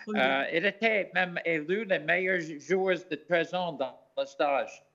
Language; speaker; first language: French; non-native, fluent; English